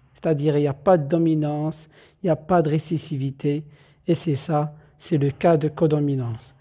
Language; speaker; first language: French; non-native, local second language; Arabic